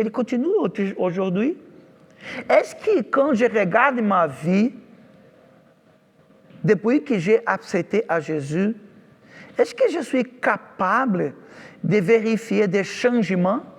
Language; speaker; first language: French; non-native, fluent; Portuguese